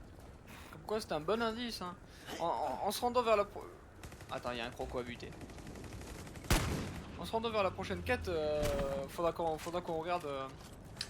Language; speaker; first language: French; native; French